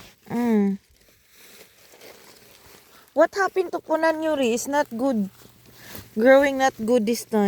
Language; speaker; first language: English; non-native, local second language; Cebuano